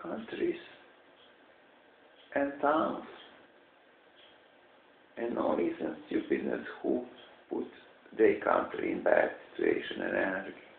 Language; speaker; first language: English; non-native, learner; Serbian